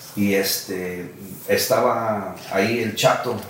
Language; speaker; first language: Spanish; early bilingual, heritage; Spanish